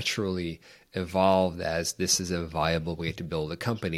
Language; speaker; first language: English; native; English